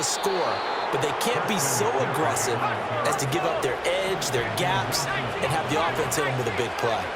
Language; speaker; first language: English; native; English